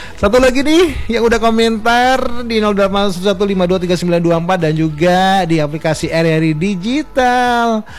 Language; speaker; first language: Indonesian; native; Indonesian